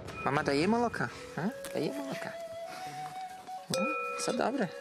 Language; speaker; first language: Ukrainian; non-native, learner; German